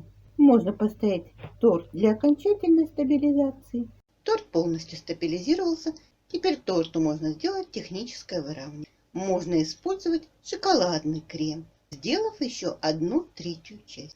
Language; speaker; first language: Russian; native; Russian